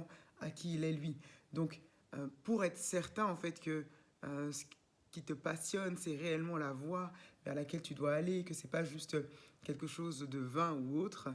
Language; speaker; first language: French; native; French